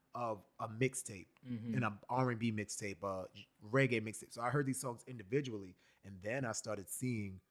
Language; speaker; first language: English; native; English